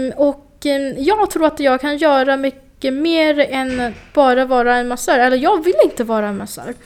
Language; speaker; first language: Swedish; non-native, fluent; Chinese